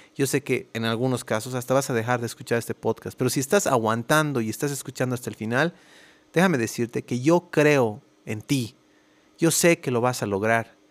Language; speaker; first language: Spanish; native; Spanish